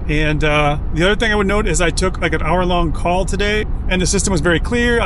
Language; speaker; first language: English; native; English